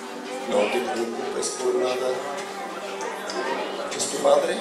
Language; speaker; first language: Spanish; non-native, fluent; Bulgarian